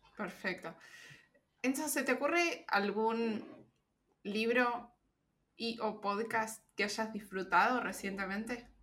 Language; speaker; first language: Spanish; native; Spanish